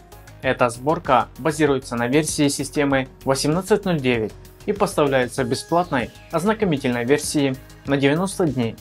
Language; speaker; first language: Russian; native; Russian